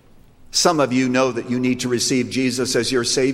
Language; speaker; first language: English; native; English